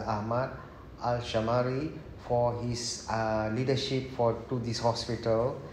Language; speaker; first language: English; non-native, local second language; Malay